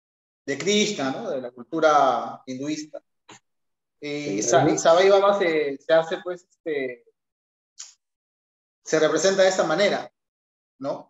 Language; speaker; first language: Spanish; native; Spanish